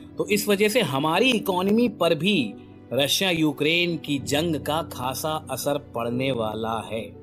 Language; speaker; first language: Hindi; native; Hindi